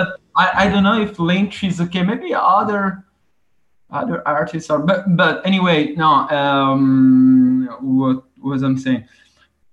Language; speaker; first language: English; non-native, fluent; Italian